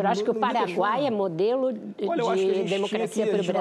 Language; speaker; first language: Portuguese; native; Portuguese